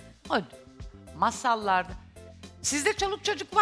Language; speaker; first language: Turkish; native; Turkish